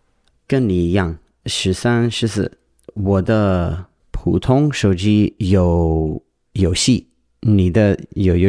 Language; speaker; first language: Chinese; non-native, learner; English